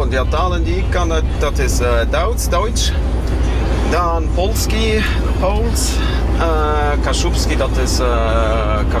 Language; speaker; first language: Dutch; non-native, fluent; Kashubian